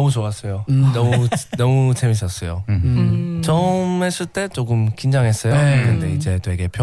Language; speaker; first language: Korean; non-native, learner; English